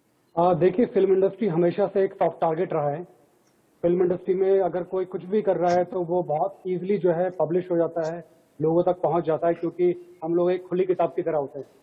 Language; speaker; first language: Hindi; native; Hindi